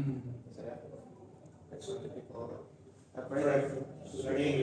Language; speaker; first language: English; non-native, learner; Indonesian